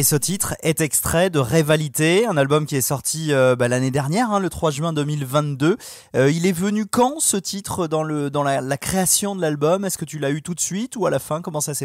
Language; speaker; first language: French; native; French